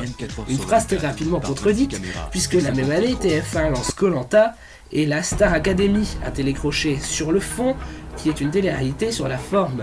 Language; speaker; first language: French; native; French